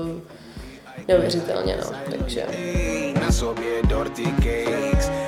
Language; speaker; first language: Czech; non-native, local second language; Russian